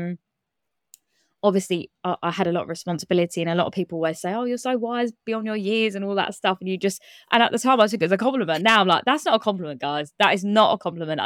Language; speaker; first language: English; native; English